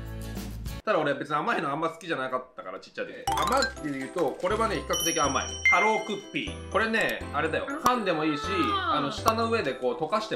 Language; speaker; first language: Japanese; native; Japanese